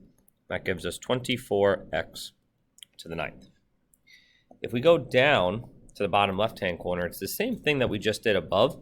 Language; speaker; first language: English; native; English